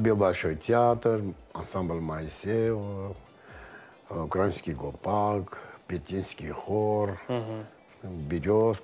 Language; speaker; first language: Russian; non-native, local second language; Armenian